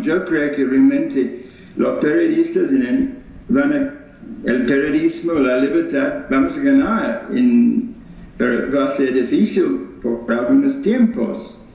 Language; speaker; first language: Spanish; non-native, fluent; English